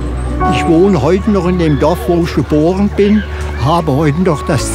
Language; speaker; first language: German; native; German